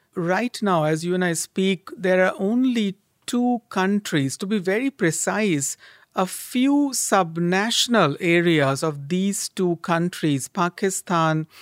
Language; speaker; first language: English; non-native, local second language; Bangla